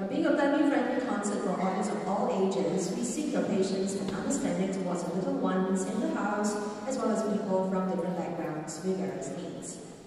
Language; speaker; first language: English; non-native, local second language; Chinese